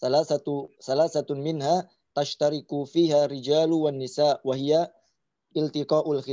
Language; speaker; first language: Arabic; non-native, learner; Indonesian